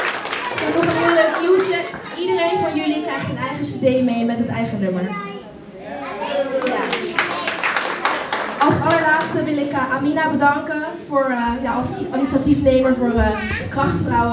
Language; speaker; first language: Dutch; native; Dutch